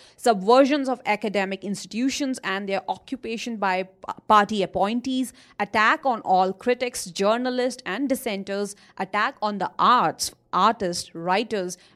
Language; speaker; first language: English; non-native, local second language; Hindi